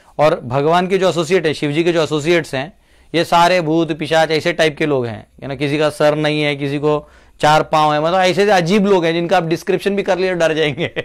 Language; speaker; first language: Hindi; non-native, local second language; Marathi